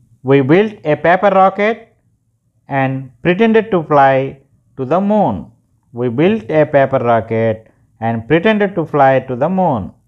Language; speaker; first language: English; non-native, local second language; Telugu